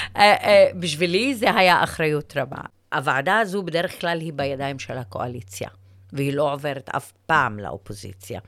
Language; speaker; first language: Hebrew; non-native, local second language; Arabic